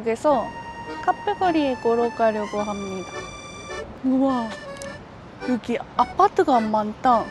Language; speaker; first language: Korean; non-native, fluent; Japanese